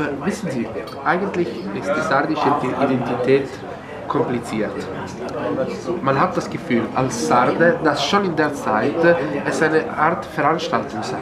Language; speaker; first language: German; non-native, fluent; Italian